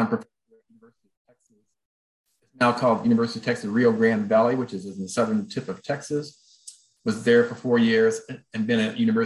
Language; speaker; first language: English; native; English